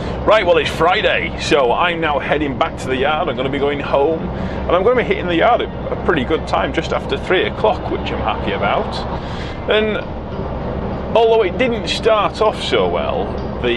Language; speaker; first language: English; native; English